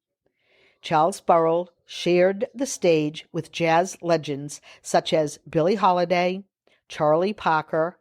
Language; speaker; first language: English; native; English